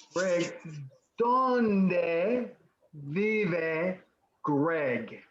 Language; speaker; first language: Spanish; non-native, fluent; English